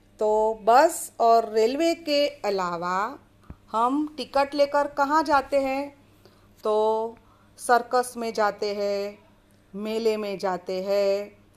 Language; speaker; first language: Hindi; non-native, local second language; Gujarati